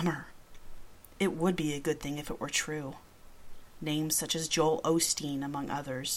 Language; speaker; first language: English; early bilingual, other home language; Spanish